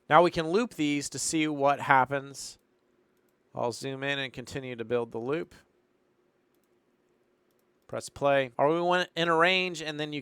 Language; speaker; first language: English; native; English